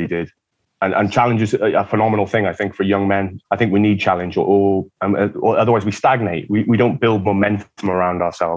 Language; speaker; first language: English; native; English